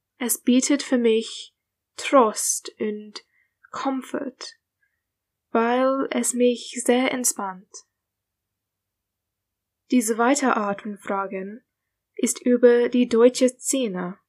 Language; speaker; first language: German; non-native, learner; English